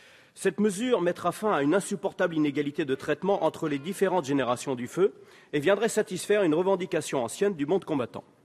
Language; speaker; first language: French; native; French